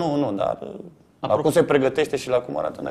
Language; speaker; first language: Romanian; native; Romanian